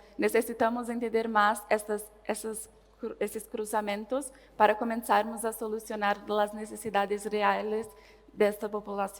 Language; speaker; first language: Spanish; non-native, learner; Portuguese